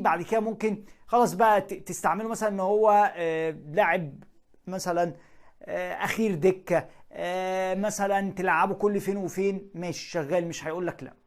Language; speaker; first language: Arabic; native; Arabic